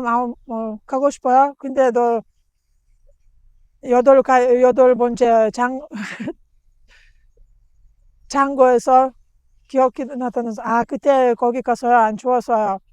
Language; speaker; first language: Korean; non-native, learner; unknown